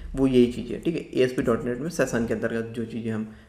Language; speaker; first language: Hindi; native; Hindi